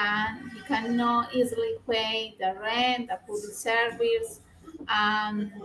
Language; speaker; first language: English; non-native, learner; Spanish